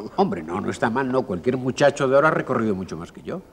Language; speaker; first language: Spanish; native; Spanish